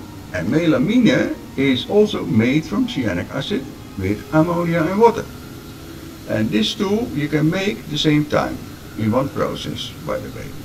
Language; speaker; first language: English; non-native, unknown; Dutch